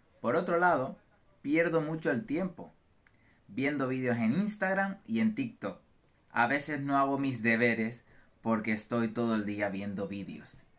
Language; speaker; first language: Spanish; non-native, learner; English